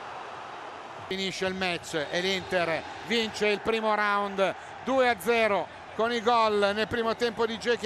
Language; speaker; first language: Italian; native; Italian